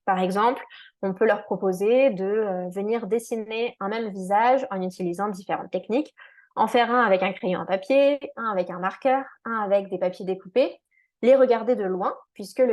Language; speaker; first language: French; native; French